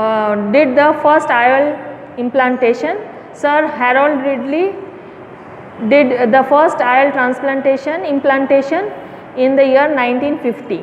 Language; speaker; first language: English; non-native, local second language; Bangla